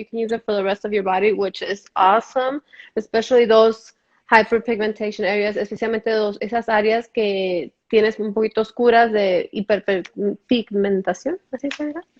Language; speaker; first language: Spanish; early bilingual, heritage; Spanish